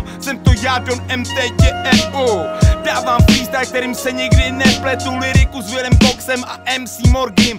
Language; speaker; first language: Czech; native; Czech